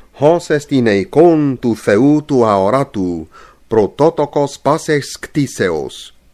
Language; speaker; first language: Greek; non-native, learner; English